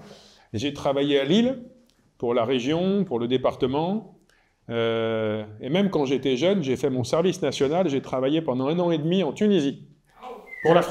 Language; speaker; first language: French; native; French